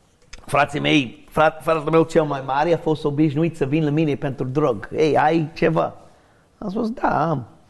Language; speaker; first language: Romanian; non-native, fluent; English